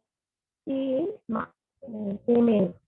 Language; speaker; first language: English; non-native, learner; Bangla